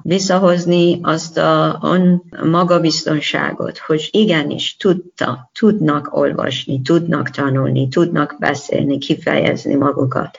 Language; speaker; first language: Hungarian; non-native, learner; Persian